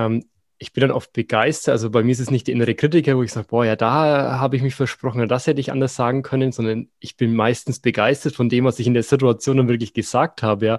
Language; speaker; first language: German; native; German